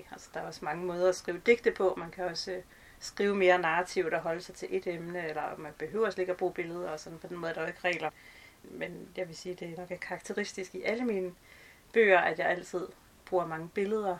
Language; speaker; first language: Danish; native; Danish